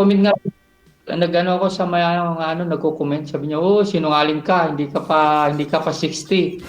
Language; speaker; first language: Filipino; non-native, local second language; Cebuano